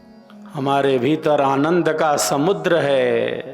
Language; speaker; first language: Hindi; native; Hindi